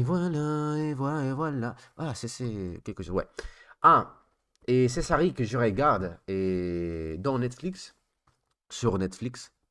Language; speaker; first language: French; non-native, learner; Spanish